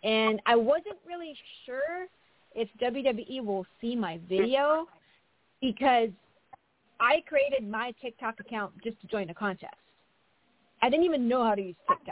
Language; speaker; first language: English; non-native, local second language; Filipino